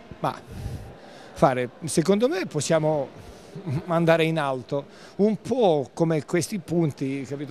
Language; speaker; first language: Italian; non-native, learner; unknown